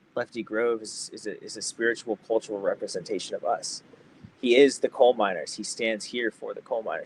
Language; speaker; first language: English; native; English